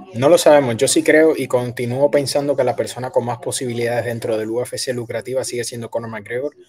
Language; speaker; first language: Spanish; native; Spanish